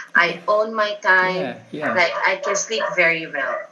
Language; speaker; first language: English; non-native, local second language; Filipino